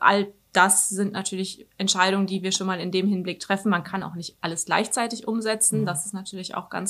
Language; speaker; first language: German; native; German